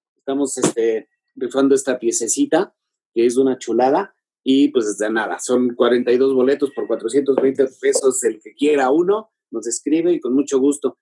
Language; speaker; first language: Spanish; native; Spanish